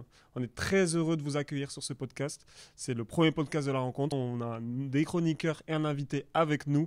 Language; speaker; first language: French; native; French